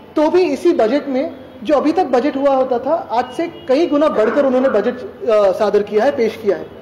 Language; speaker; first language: Hindi; non-native, local second language; Marathi